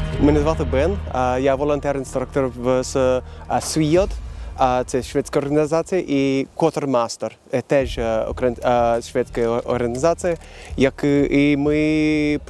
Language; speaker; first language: Ukrainian; non-native, learner; Swedish